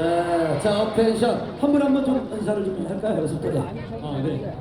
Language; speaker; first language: Korean; native; Korean